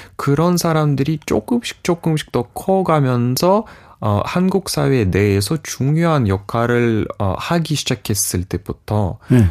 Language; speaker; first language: Korean; non-native, fluent; Russian